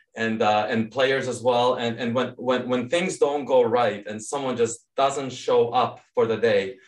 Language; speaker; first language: English; early bilingual, other home language; Serbian